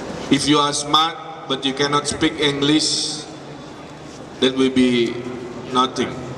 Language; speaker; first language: English; non-native, fluent; Indonesian